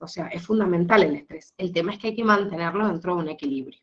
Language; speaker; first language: Spanish; native; Spanish